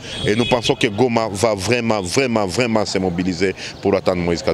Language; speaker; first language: French; non-native, local second language; Swahili